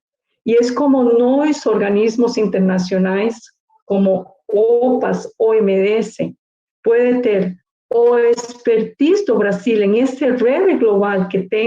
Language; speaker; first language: Portuguese; non-native, learner; Spanish